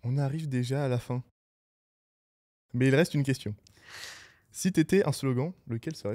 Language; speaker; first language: French; native; French